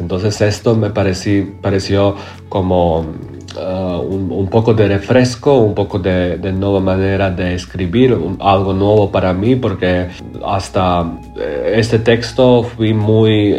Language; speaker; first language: Spanish; non-native, learner; Croatian